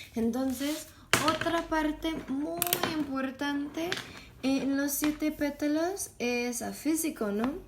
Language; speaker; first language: Spanish; non-native, learner; English